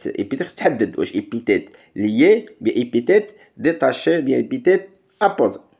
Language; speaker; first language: French; non-native, local second language; Arabic